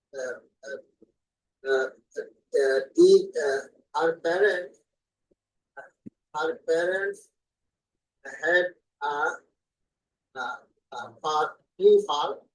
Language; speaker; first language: English; non-native, learner; Bangla